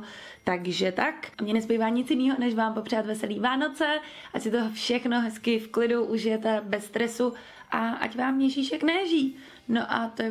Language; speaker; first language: Czech; native; Czech